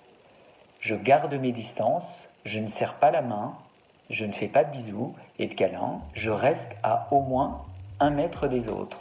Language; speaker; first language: French; native; French